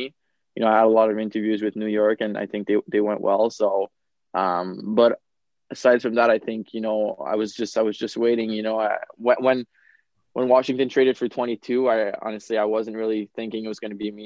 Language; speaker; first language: English; native; English